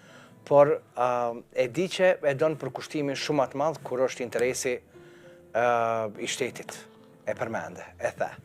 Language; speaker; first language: Albanian; native; Albanian